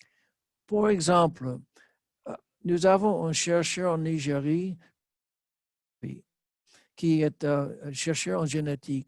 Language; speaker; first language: French; non-native, learner; English